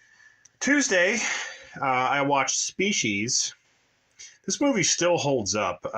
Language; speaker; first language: English; native; English